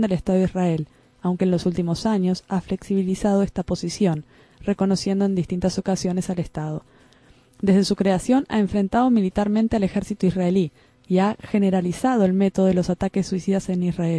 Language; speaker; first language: Spanish; native; Spanish